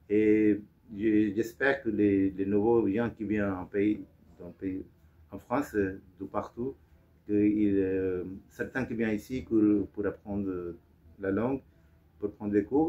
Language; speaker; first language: French; non-native, fluent; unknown